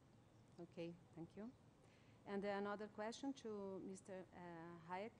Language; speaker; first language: English; non-native, learner; Portuguese